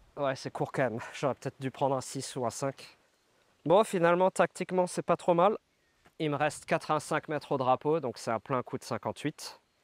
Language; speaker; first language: French; native; French